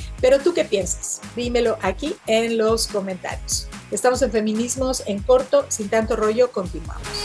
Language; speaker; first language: Spanish; native; Spanish